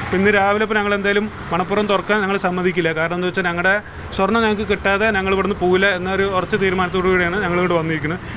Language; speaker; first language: Malayalam; native; Malayalam